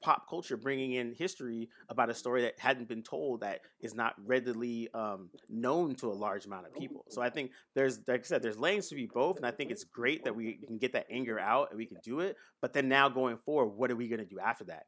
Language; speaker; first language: English; native; English